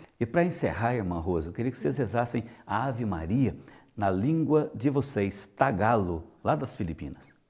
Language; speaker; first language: Portuguese; native; Portuguese